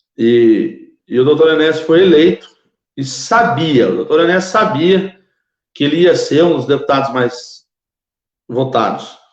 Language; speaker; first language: Portuguese; native; Portuguese